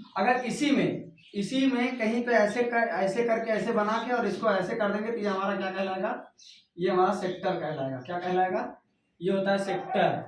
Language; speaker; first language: Hindi; native; Hindi